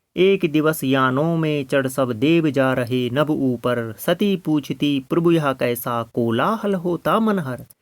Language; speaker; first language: Hindi; native; Hindi